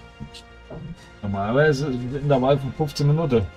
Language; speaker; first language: German; native; German